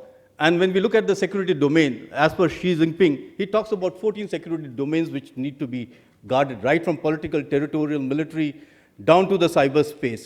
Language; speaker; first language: English; non-native, local second language; Hindi